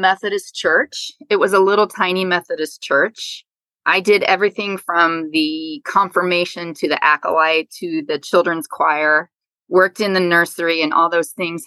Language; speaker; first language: English; native; English